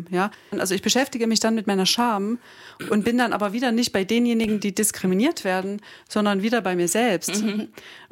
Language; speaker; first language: German; native; German